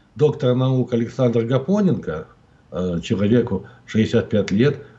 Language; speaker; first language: Russian; native; Russian